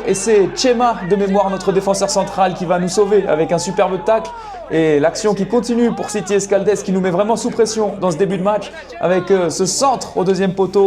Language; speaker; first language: French; native; French